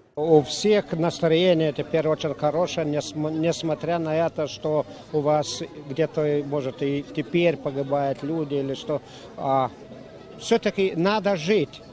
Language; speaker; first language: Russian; non-native, local second language; Ukrainian